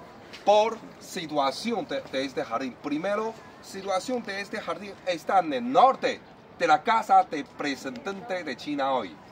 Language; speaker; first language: Spanish; non-native, learner; Chinese